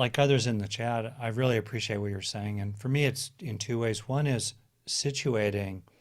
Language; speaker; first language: English; native; English